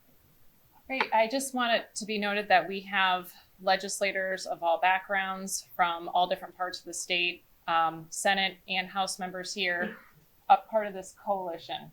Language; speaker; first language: English; native; English